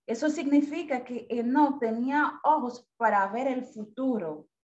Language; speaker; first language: Spanish; non-native, fluent; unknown